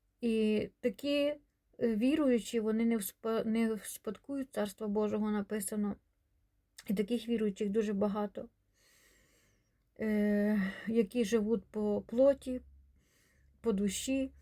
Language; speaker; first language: Ukrainian; non-native, local second language; Russian